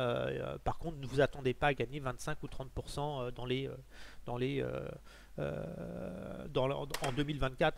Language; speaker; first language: French; native; French